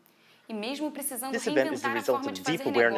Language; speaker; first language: Portuguese; native; Portuguese